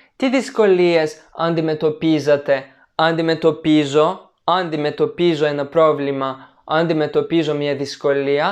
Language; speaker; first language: Greek; non-native, fluent; Turkish